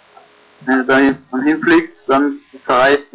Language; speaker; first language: German; native; German